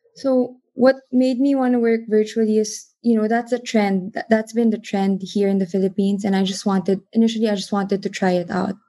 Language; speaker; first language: English; non-native, local second language; Filipino